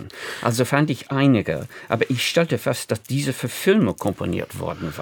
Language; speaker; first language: German; non-native, fluent; English